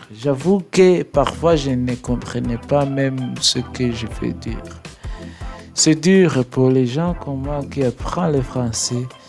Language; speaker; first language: French; non-native, learner; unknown